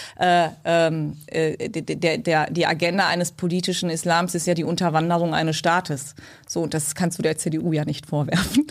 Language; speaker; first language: German; early bilingual, other home language; Turkish